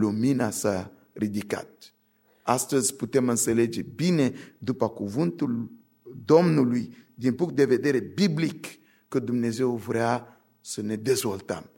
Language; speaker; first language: Romanian; non-native, fluent; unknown